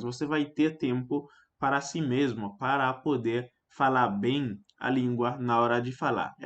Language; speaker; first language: Portuguese; non-native, fluent; French